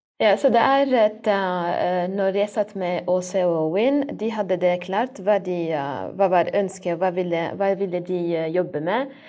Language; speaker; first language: Norwegian; non-native, learner; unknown